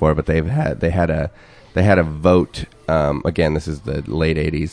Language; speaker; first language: English; native; English